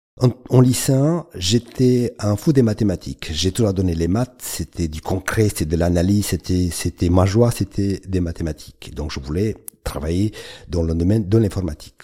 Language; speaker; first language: French; non-native, fluent; Romanian